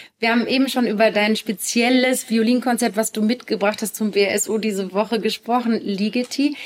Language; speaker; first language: German; native; German